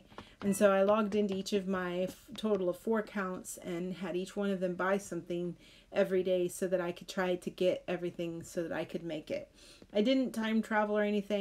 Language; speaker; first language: English; native; English